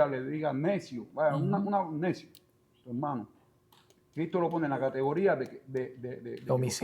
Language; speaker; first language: Spanish; native; Spanish